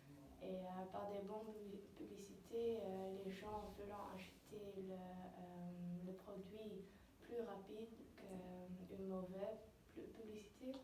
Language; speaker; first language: French; non-native, learner; Dutch